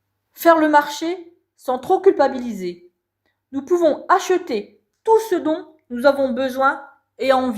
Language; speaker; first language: French; native; French